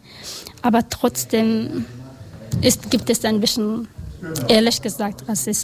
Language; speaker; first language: German; non-native, learner; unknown